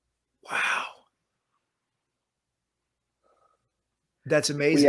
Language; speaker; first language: English; native; English